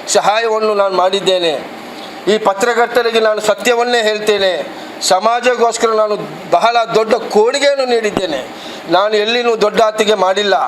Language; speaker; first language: Kannada; non-native, local second language; Badaga